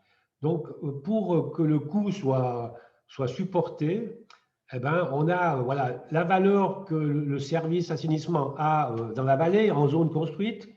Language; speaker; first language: French; native; French